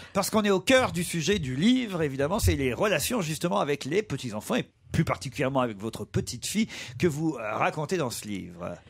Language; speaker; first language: French; native; French